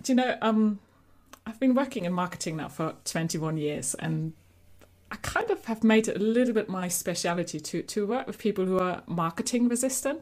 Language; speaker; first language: English; non-native, fluent; German